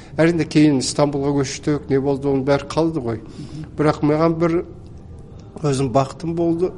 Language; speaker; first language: Kazakh; early bilingual, heritage; Kazakh